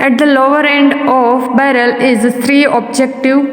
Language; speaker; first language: English; non-native, local second language; Gujarati